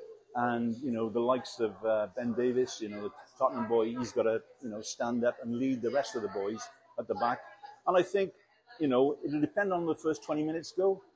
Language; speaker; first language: English; native; English